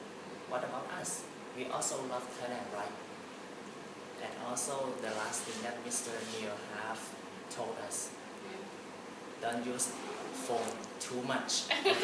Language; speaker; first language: English; non-native, learner; Thai